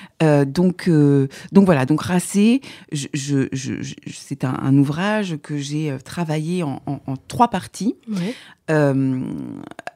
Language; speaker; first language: French; native; French